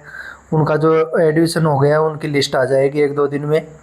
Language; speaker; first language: Hindi; native; Hindi